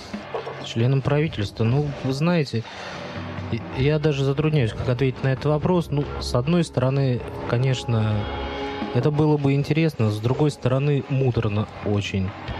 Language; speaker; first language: Russian; native; Russian